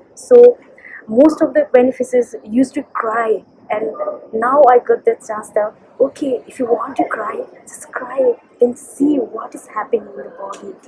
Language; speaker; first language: English; non-native, learner; Nepali